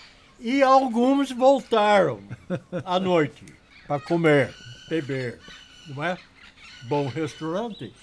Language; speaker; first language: Portuguese; non-native, learner; English